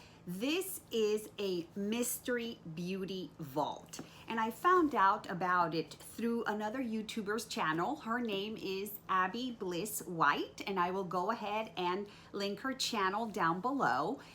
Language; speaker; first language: English; native; English